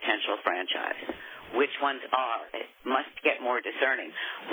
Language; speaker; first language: English; native; English